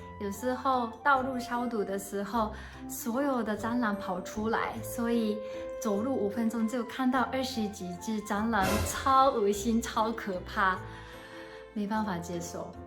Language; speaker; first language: Chinese; non-native, fluent; Japanese